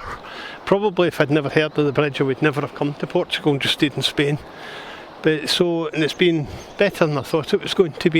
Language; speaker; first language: English; native; English